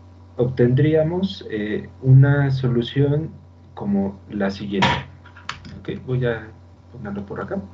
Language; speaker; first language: Spanish; native; Spanish